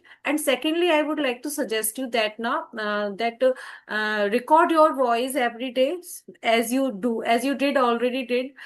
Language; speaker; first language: English; non-native, fluent; Hindi